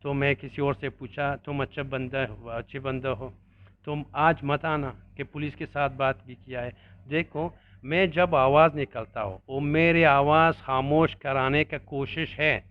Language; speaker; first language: Hindi; non-native, learner; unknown